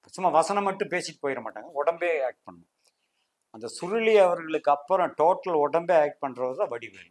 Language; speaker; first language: Tamil; native; Tamil